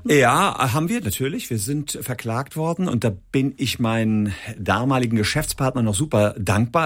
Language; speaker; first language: German; native; German